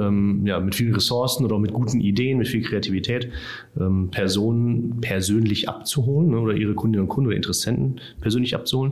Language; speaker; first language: German; native; German